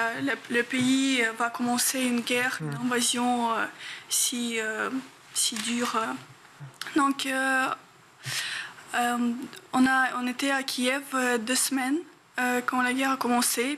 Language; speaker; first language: French; non-native, fluent; Ukrainian